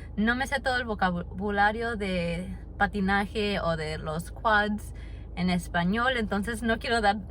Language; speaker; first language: Spanish; early bilingual, heritage; Spanish